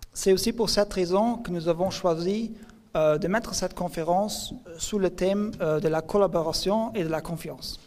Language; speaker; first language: French; non-native, local second language; Luxembourgish